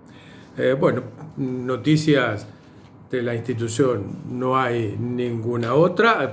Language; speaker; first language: Spanish; native; Spanish